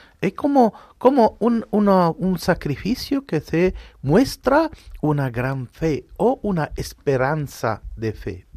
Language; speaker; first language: Spanish; non-native, fluent; Arabic